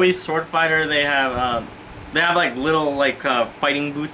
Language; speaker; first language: English; native; English